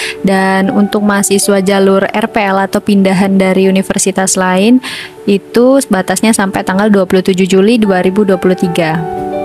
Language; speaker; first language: Indonesian; native; Indonesian